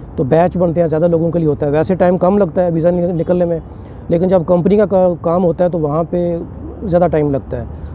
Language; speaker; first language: Urdu; non-native, local second language; Punjabi